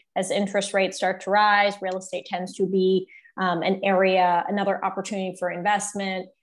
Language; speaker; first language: English; native; English